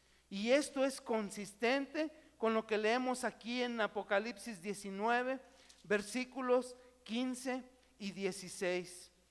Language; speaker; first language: Spanish; native; Spanish